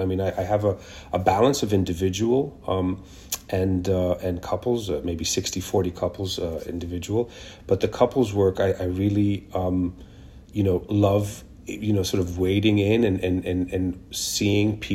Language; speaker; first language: English; non-native, local second language; Hebrew